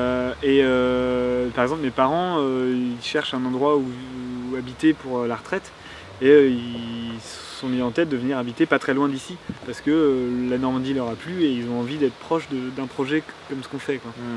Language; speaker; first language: French; native; French